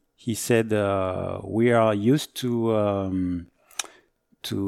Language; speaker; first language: English; non-native, fluent; French